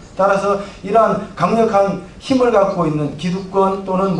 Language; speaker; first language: Korean; native; Korean